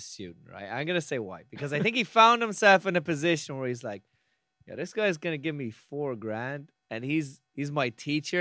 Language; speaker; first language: English; native; English